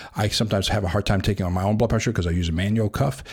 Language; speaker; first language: English; native; English